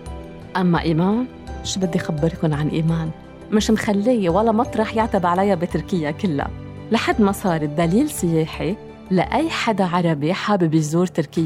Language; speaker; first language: Arabic; native; Arabic